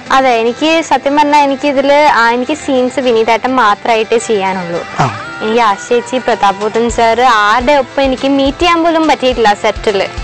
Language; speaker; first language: Malayalam; non-native, local second language; Konkani